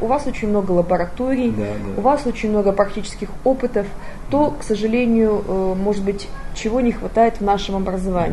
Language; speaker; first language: Russian; native; Russian